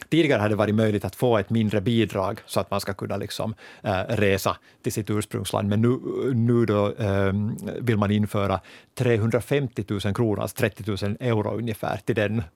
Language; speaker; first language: Swedish; native; Swedish